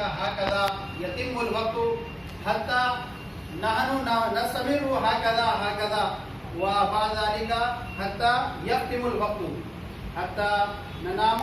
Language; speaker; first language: Arabic; non-native, fluent; Urdu